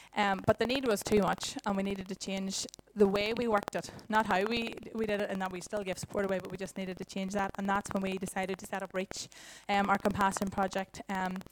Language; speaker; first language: English; native; English